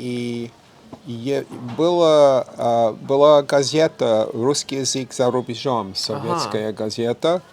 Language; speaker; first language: Russian; non-native, fluent; English